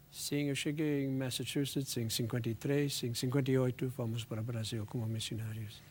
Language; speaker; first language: Portuguese; non-native, fluent; English